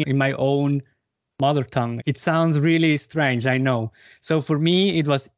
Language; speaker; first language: English; non-native, fluent; Swiss German